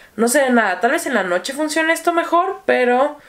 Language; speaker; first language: Spanish; native; Spanish